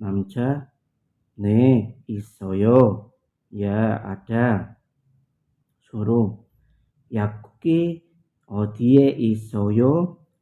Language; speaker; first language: Korean; non-native, learner; Indonesian